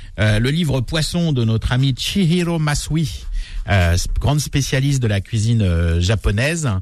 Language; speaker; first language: French; native; French